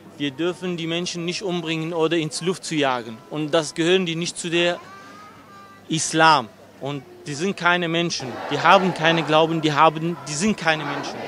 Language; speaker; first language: German; non-native, fluent; Arabic